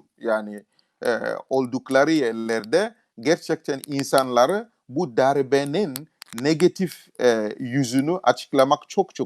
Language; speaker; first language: Turkish; non-native, fluent; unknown